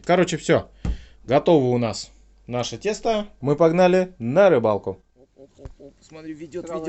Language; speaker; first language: Russian; native; Russian